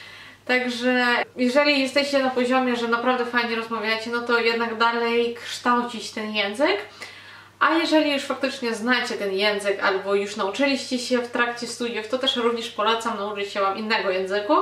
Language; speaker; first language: Polish; non-native, fluent; Ukrainian